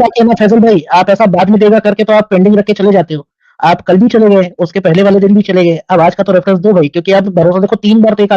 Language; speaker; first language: Hindi; native; Hindi